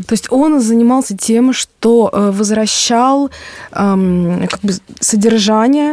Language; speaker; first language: Russian; native; Russian